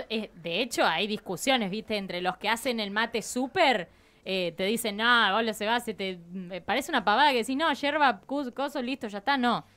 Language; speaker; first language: Spanish; native; Spanish